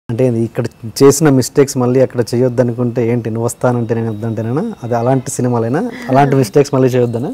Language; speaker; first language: Telugu; native; Telugu